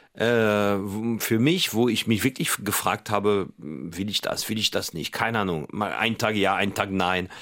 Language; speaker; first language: German; non-native, fluent; French